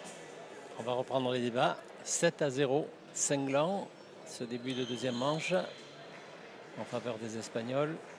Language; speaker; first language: French; native; French